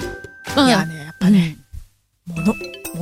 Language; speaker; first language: Japanese; native; Japanese